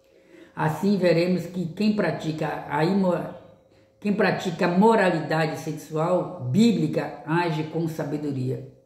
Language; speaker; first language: Portuguese; native; Portuguese